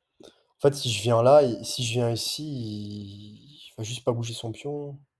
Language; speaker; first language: French; native; French